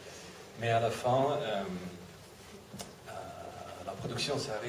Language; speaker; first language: French; non-native, fluent; Russian